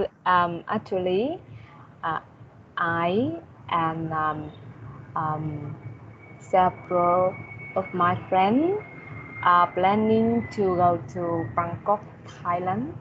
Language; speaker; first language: English; non-native, learner; Vietnamese